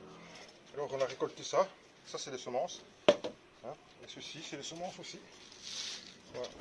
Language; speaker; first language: French; native; French